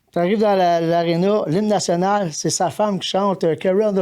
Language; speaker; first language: French; native; French